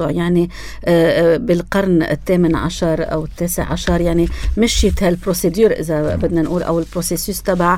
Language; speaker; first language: Arabic; native; Arabic